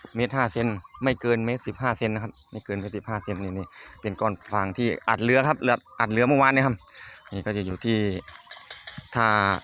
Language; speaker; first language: Thai; native; Thai